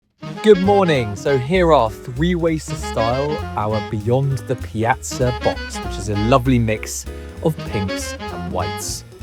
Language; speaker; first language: English; native; English